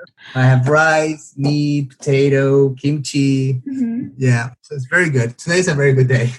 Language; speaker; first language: English; non-native, fluent; Spanish